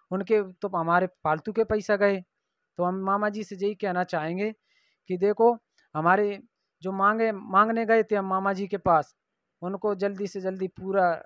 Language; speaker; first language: Hindi; native; Hindi